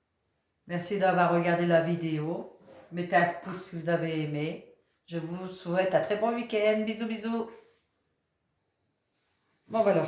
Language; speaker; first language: French; native; French